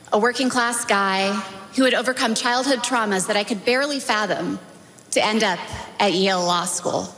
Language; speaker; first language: English; native; English